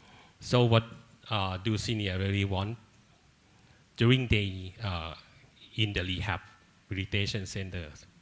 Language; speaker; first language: English; non-native, learner; Thai